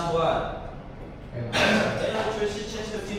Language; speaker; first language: English; non-native, learner; Indonesian